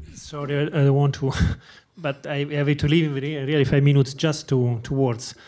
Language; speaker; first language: English; non-native, fluent; Italian